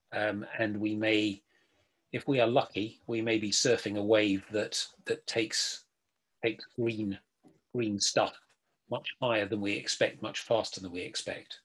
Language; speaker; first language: English; native; English